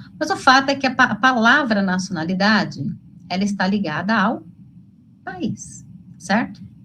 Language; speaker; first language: Portuguese; native; Portuguese